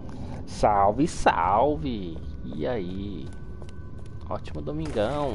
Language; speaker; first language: Portuguese; native; Portuguese